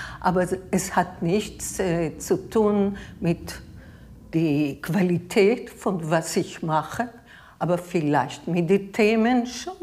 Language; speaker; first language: German; non-native, fluent; Hebrew